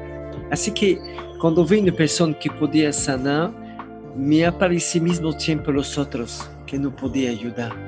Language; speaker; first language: Spanish; non-native, learner; French